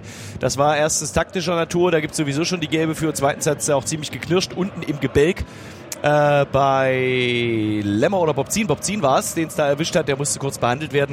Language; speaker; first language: German; native; German